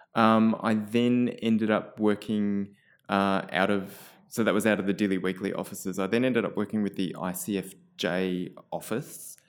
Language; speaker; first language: English; native; English